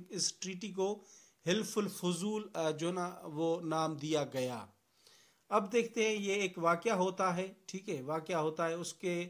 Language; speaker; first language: Urdu; non-native, local second language; Sindhi